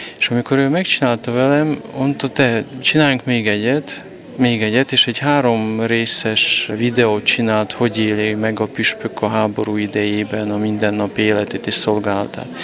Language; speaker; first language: Hungarian; non-native, local second language; Ukrainian